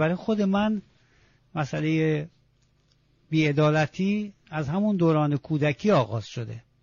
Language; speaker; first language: Persian; non-native, local second language; Azerbaijani